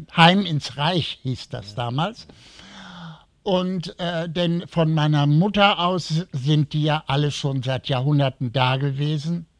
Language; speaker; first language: German; native; German